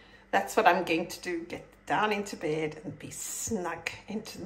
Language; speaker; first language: English; native; English